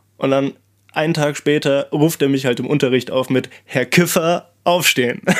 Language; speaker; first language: German; native; German